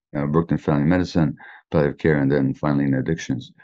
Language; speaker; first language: English; native; English